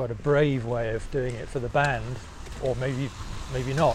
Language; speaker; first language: English; native; English